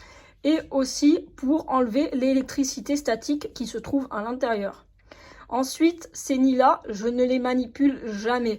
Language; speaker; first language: French; native; French